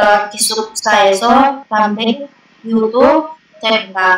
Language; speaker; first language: Korean; non-native, learner; Indonesian